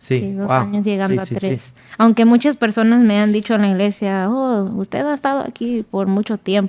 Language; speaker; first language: Spanish; early bilingual, other home language; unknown